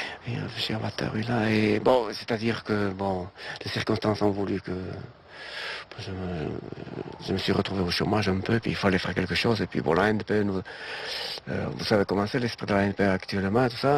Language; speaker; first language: French; native; French